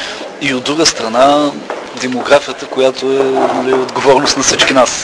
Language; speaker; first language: Bulgarian; native; Bulgarian